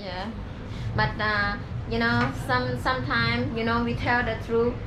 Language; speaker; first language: English; non-native, learner; Thai